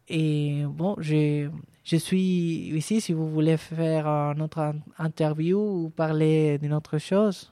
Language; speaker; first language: French; non-native, fluent; Spanish